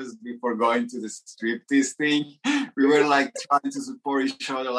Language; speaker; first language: English; non-native, fluent; Spanish